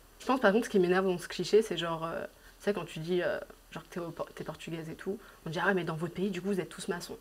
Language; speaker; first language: French; early bilingual, other home language; Portuguese